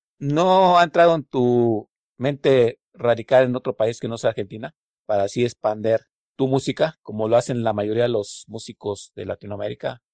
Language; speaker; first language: Spanish; native; Spanish